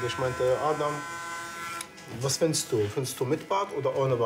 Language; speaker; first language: German; non-native, fluent; Arabic